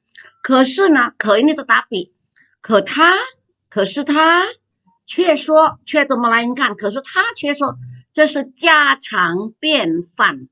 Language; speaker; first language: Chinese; non-native, fluent; Indonesian